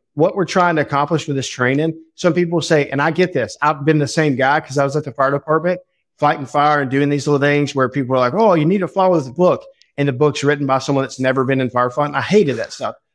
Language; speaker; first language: English; native; English